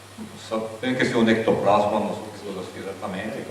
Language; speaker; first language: Italian; native; Italian